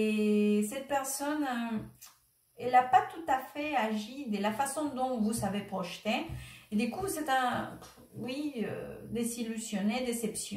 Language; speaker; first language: French; non-native, fluent; Spanish